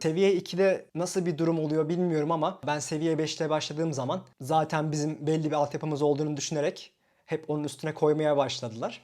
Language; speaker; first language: Turkish; native; Turkish